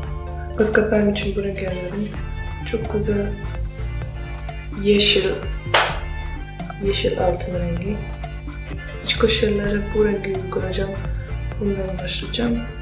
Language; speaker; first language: Turkish; non-native, fluent; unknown